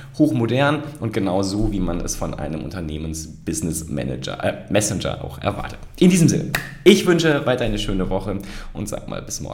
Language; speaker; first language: German; native; German